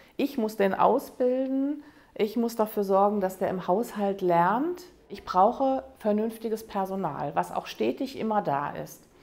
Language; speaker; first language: German; native; German